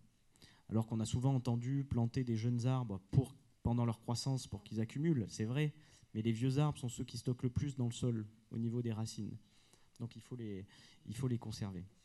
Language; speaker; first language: French; native; French